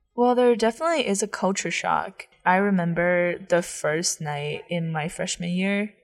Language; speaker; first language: English; non-native, fluent; Chinese